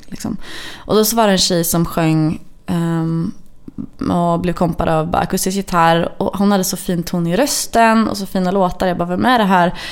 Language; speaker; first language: Swedish; native; Swedish